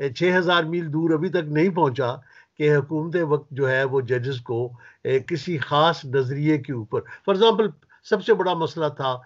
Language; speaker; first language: Urdu; native; Urdu